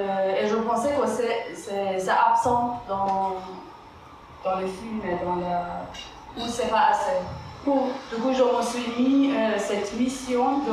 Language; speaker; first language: French; non-native, fluent; Persian